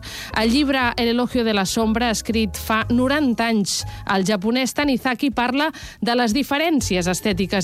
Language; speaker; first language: Catalan; native; Catalan